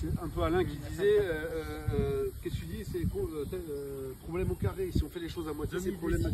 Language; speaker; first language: French; native; French